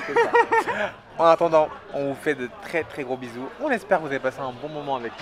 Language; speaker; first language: French; native; French